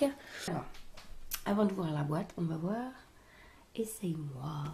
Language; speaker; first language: French; native; French